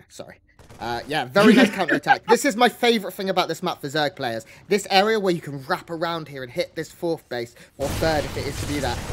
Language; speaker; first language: English; native; English